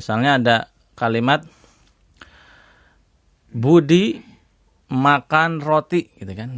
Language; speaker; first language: Indonesian; native; Indonesian